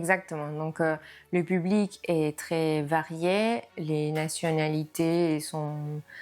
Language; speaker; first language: French; non-native, fluent; Spanish